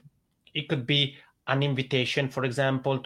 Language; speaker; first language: English; non-native, fluent; Italian